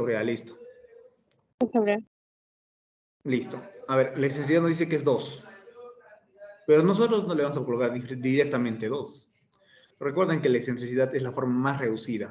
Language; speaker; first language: Spanish; native; Spanish